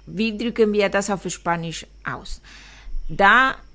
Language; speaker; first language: German; non-native, fluent; Spanish